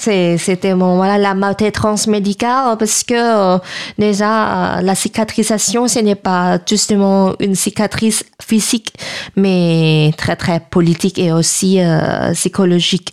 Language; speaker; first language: French; non-native, fluent; Thai